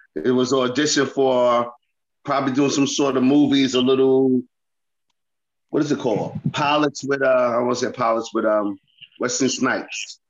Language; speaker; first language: English; native; English